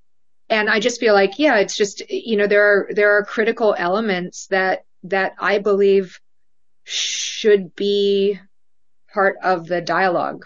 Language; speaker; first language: English; native; English